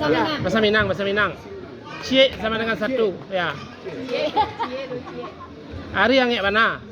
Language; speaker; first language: Indonesian; native; Indonesian